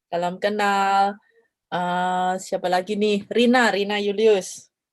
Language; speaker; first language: Indonesian; native; Indonesian